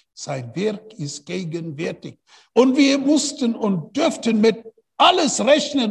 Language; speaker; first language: German; non-native, fluent; English